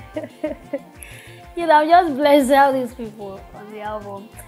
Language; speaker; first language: English; non-native, local second language; Yoruba